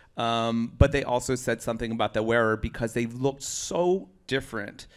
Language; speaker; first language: English; native; English